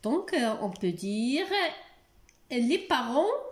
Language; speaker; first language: French; non-native, local second language; Arabic